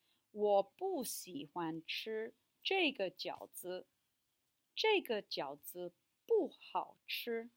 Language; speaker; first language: Chinese; non-native, fluent; English